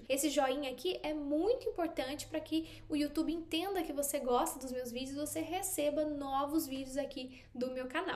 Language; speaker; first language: Portuguese; native; Portuguese